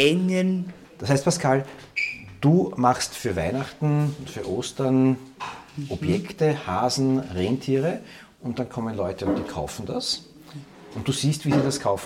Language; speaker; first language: German; native; German